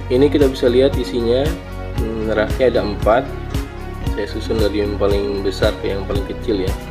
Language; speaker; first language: Indonesian; native; Indonesian